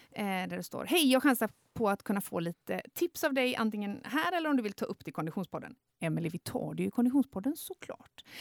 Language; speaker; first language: Swedish; native; Swedish